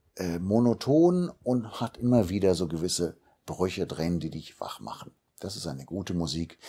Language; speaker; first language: German; native; German